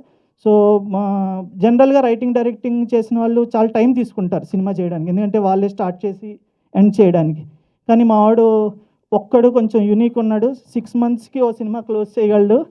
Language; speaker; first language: Telugu; native; Telugu